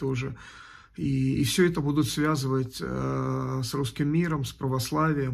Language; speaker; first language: Russian; native; Russian